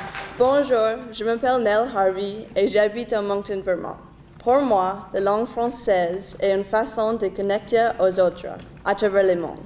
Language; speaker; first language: French; non-native, learner; English